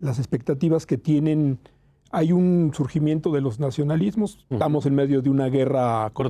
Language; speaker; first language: Spanish; native; Spanish